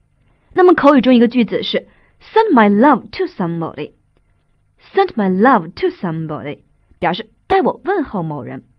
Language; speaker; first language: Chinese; native; Chinese